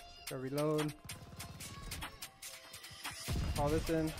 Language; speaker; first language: English; native; English